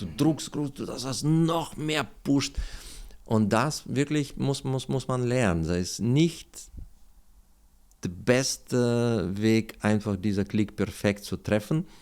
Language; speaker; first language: German; non-native, learner; Russian